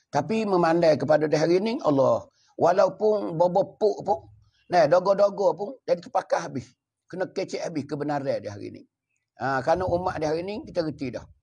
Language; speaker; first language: Malay; native; Malay